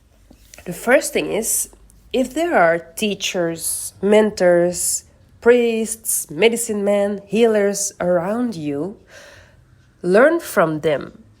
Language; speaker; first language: English; non-native, fluent; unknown